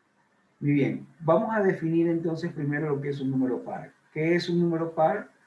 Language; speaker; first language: Spanish; native; Spanish